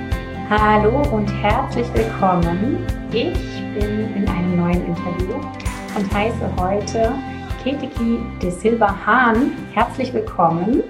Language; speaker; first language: German; native; German